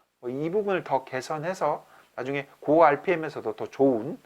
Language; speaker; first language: Korean; native; Korean